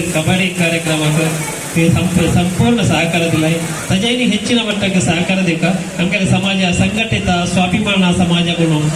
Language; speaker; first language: Kannada; non-native, local second language; Konkani